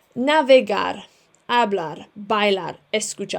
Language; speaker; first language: Spanish; non-native, fluent; English